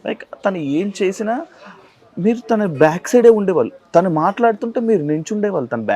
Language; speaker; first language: Telugu; native; Telugu